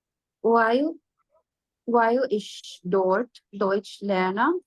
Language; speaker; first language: German; non-native, learner; Hindi